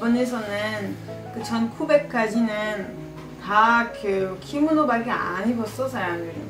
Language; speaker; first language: Korean; non-native, fluent; French